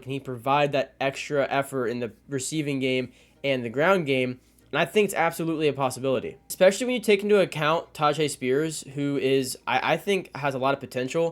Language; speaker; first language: English; native; English